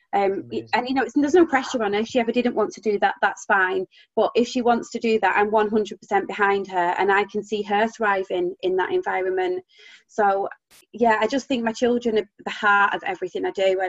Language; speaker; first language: English; native; English